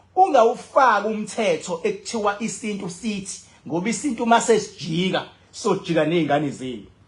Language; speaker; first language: Zulu; native; Zulu